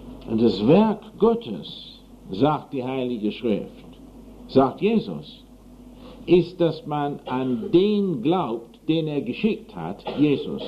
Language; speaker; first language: German; non-native, fluent; English